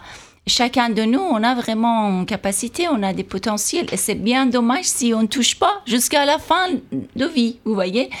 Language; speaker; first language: French; non-native, fluent; Persian